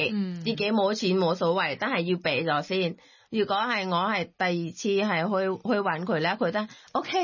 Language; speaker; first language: Cantonese; non-native, learner; Thai